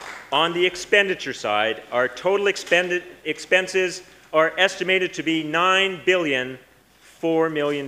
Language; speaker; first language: English; native; English